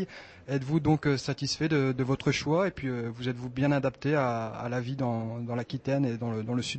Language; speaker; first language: French; native; French